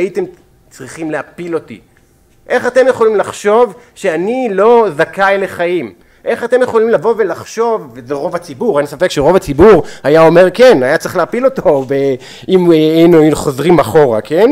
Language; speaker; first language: Hebrew; native; Hebrew